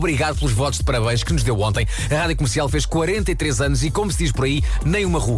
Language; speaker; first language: Portuguese; native; Portuguese